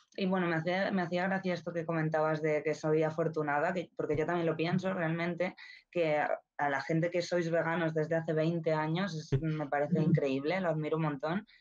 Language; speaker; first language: Spanish; native; Spanish